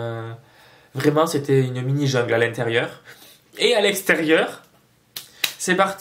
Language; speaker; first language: French; native; French